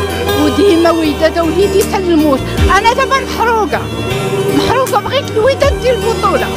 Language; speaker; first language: Arabic; native; Arabic